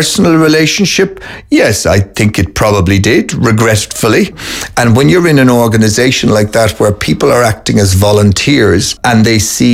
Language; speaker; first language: English; native; English